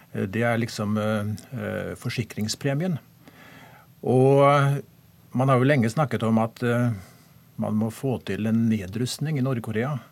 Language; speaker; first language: Norwegian; native; Norwegian